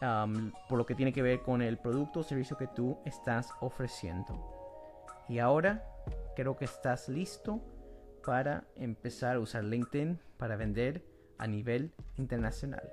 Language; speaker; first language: Spanish; early bilingual, heritage; Spanish